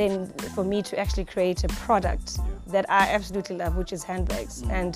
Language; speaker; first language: English; non-native, local second language; Zulu